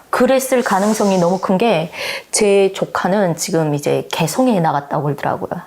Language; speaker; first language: Korean; native; Korean